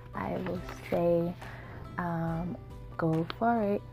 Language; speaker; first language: English; non-native, local second language; Akan